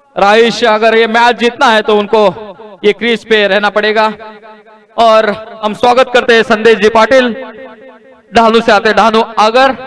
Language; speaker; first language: Hindi; non-native, local second language; Marathi